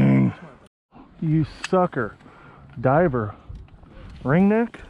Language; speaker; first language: English; native; English